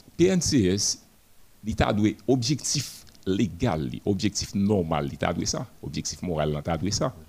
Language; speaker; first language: French; non-native, local second language; Haitian Creole